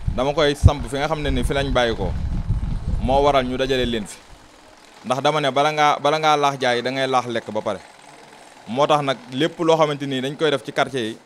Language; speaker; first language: Wolof; native; Wolof